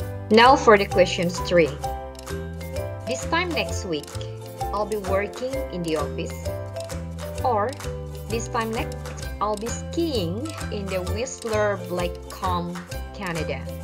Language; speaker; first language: English; non-native, fluent; Indonesian